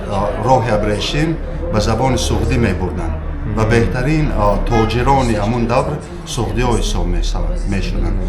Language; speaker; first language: Persian; non-native, local second language; Shughni